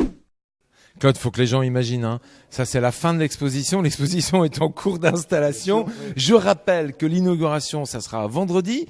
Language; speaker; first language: French; native; French